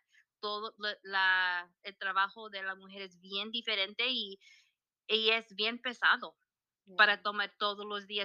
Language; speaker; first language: Spanish; early bilingual, heritage; Spanish